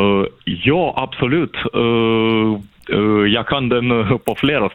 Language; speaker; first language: Swedish; non-native, fluent; Russian